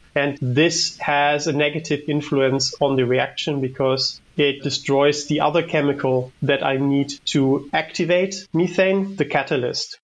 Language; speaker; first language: English; non-native, fluent; German